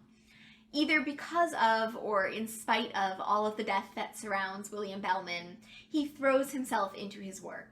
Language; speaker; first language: English; native; English